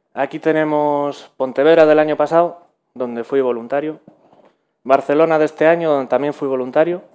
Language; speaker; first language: Spanish; native; Spanish